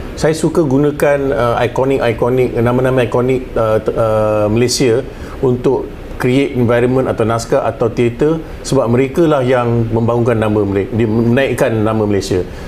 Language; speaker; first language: Malay; native; Malay